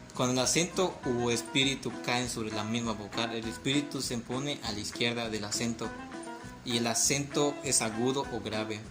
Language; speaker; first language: Spanish; native; Spanish